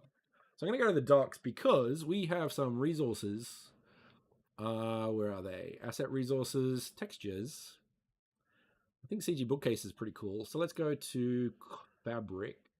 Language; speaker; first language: English; native; English